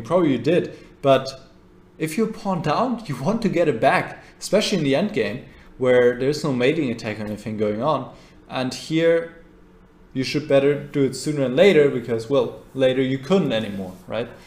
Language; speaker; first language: English; non-native, fluent; German